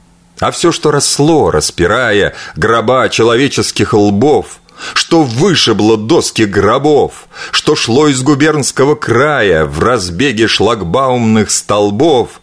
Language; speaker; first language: Russian; native; Russian